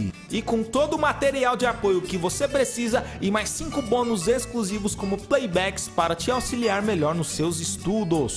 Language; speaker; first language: Portuguese; native; Portuguese